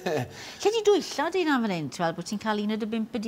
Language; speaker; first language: Welsh; native; Welsh